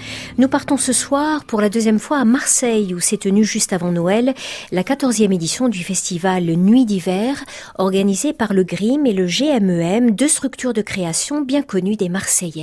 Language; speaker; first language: French; native; French